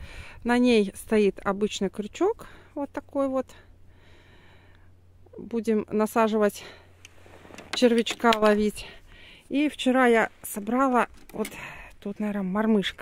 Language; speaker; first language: Russian; native; Russian